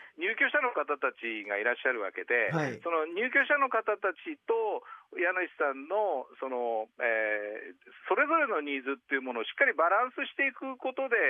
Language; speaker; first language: Japanese; native; Japanese